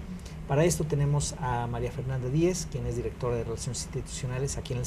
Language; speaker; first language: Spanish; native; Spanish